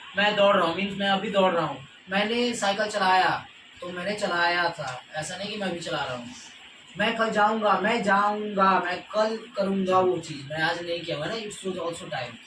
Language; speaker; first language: Hindi; native; Hindi